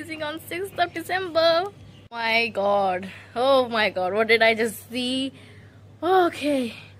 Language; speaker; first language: English; non-native, local second language; Bangla